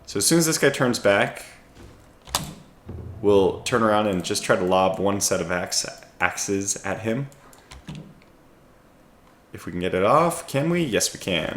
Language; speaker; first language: English; native; English